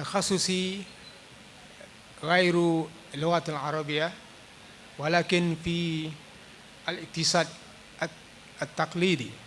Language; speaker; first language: Arabic; non-native, fluent; Malay